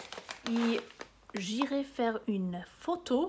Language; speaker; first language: French; non-native, learner; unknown